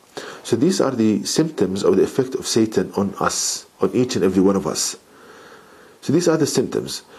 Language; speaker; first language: English; non-native, fluent; Arabic